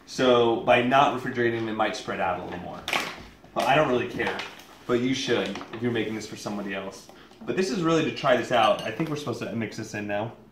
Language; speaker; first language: English; native; English